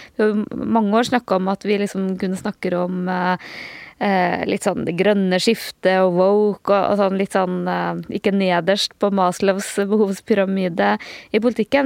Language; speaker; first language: Norwegian; native; Norwegian